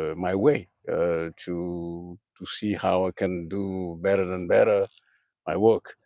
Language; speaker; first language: English; non-native, learner; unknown